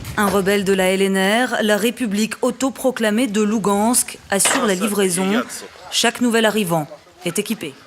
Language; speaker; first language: French; native; French